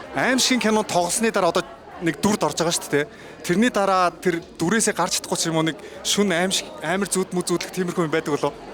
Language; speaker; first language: Mongolian; native; Mongolian